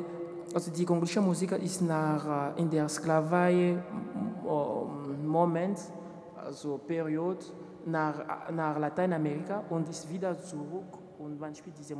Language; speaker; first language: German; non-native, learner; French